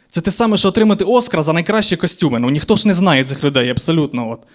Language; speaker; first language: Ukrainian; native; Ukrainian